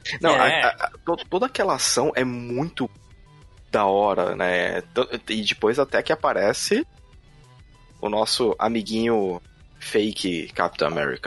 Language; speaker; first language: Portuguese; native; Portuguese